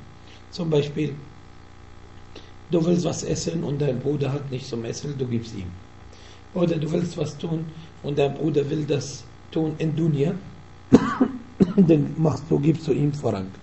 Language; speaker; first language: German; non-native, fluent; Arabic